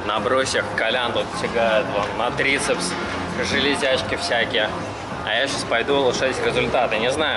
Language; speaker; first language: Russian; native; Russian